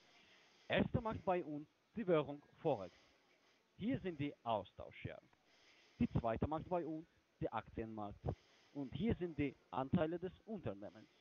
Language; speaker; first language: German; non-native, learner; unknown